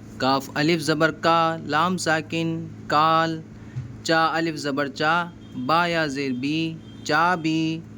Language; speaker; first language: Urdu; native; Urdu